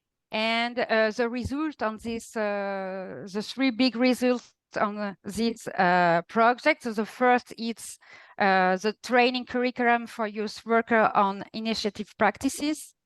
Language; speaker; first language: English; non-native, fluent; Italian